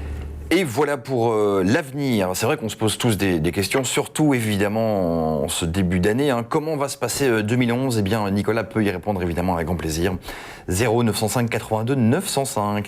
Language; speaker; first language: French; native; French